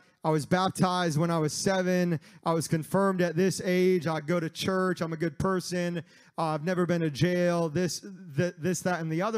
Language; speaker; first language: English; native; English